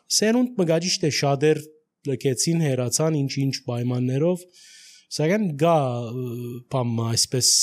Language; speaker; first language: Armenian; early bilingual, heritage; Armenian